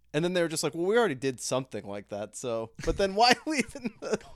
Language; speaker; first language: English; native; English